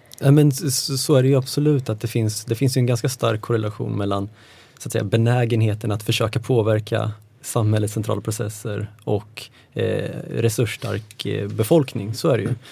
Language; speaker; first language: Swedish; native; Swedish